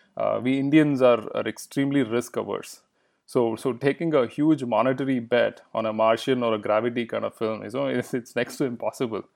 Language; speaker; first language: English; non-native, local second language; Kannada